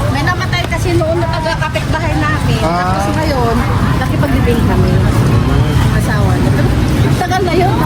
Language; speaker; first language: Filipino; non-native, local second language; Hiligaynon